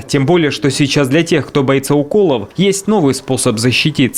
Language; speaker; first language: Russian; native; Russian